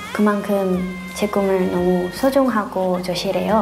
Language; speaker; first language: Korean; non-native, learner; Thai